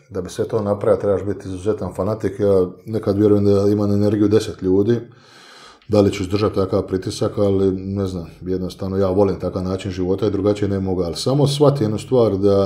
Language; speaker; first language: Croatian; native; Croatian